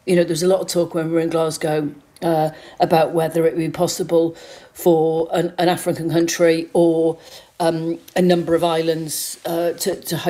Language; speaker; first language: English; native; English